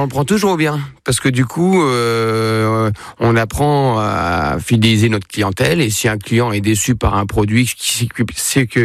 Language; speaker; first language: French; native; French